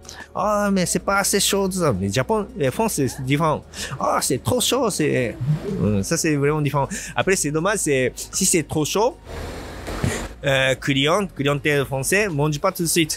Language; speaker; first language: French; non-native, learner; Japanese